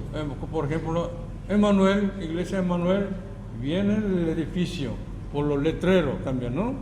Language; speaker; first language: Spanish; non-native, learner; Korean